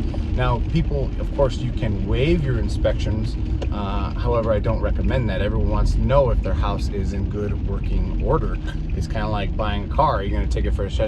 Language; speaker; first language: English; native; English